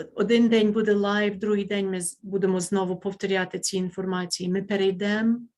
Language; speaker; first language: Ukrainian; early bilingual, heritage; Ukrainian